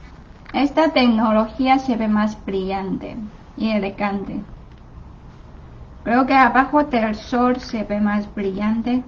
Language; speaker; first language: Spanish; non-native, learner; Chinese